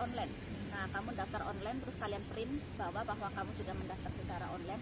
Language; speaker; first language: Indonesian; native; Indonesian